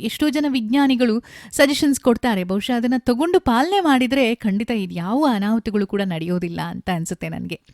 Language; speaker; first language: Kannada; native; Kannada